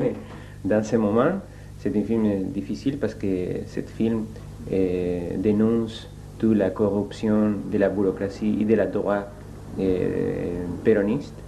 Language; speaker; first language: French; non-native, fluent; Spanish